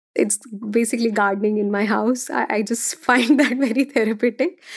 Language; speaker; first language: English; non-native, local second language; Hindi